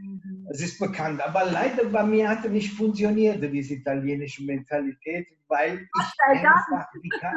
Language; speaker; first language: German; non-native, local second language; Italian